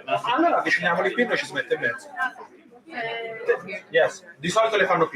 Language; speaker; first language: Italian; native; Italian